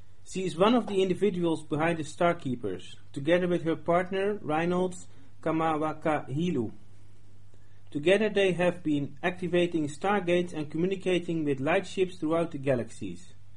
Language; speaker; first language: English; non-native, fluent; Dutch